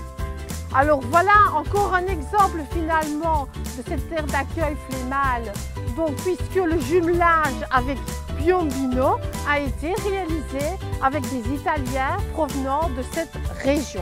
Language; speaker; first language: French; native; French